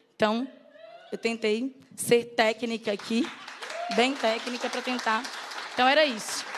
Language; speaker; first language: Portuguese; native; Portuguese